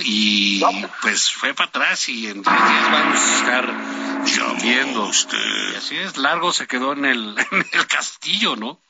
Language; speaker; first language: Spanish; native; Spanish